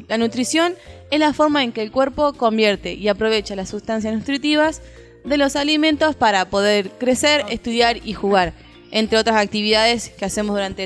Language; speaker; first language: Spanish; native; Spanish